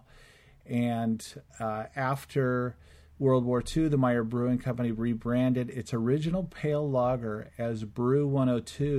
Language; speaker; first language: English; native; English